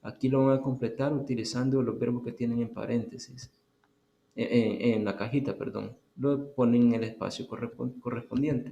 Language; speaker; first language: Spanish; native; Spanish